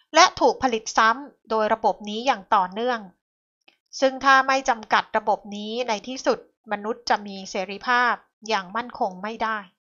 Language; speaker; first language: Thai; native; Thai